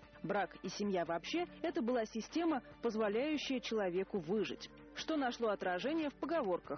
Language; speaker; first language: Russian; native; Russian